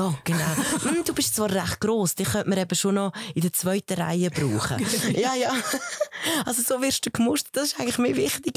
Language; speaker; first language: German; early bilingual, other home language; Spanish